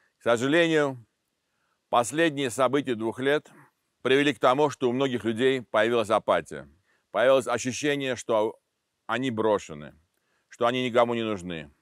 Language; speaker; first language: Russian; non-native, local second language; Armenian